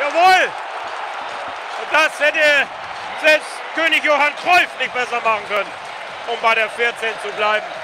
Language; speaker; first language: German; native; German